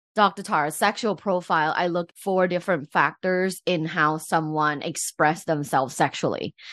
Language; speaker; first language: English; early bilingual, other home language; Thai